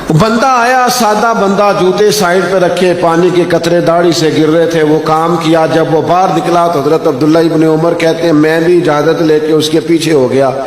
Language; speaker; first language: Urdu; non-native, local second language; Punjabi